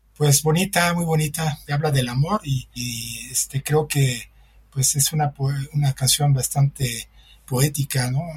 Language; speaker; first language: Spanish; non-native, fluent; French